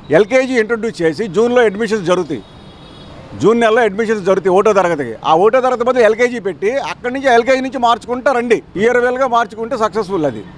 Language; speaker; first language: Telugu; native; Telugu